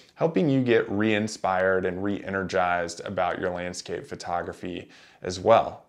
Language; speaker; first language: English; native; English